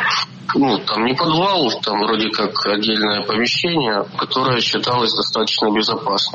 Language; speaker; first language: Russian; native; Russian